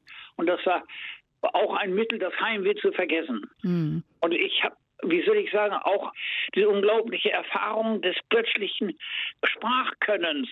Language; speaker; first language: German; native; German